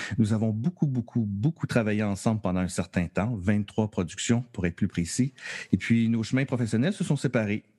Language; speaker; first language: French; native; French